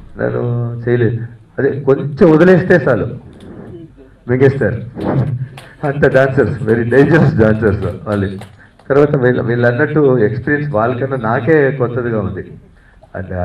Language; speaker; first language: Telugu; non-native, fluent; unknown